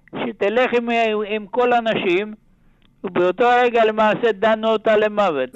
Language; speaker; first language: Hebrew; non-native, fluent; Ladino